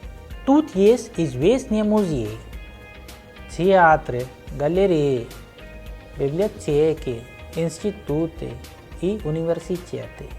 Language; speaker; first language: Russian; non-native, fluent; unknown